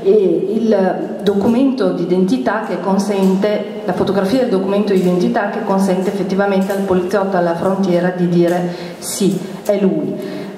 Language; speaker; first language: Italian; native; Italian